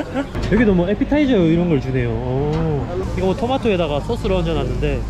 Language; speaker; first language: Korean; native; Korean